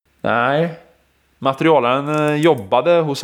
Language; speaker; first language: Swedish; native; Swedish